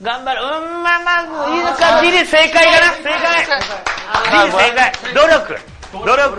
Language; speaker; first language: Japanese; native; Japanese